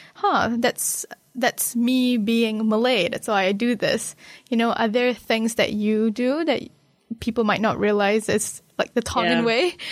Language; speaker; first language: English; non-native, local second language; Malay